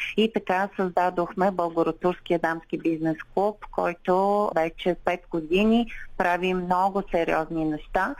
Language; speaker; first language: Bulgarian; non-native, local second language; Turkish